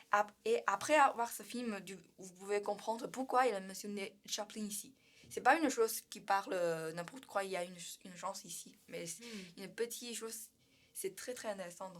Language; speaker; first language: French; non-native, learner; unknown